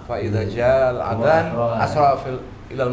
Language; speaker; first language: Arabic; non-native, learner; Indonesian